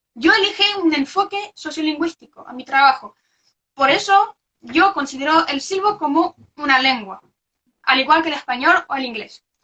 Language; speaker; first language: Spanish; non-native, fluent; French